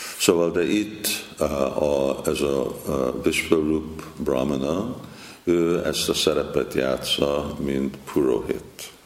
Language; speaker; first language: Hungarian; non-native, fluent; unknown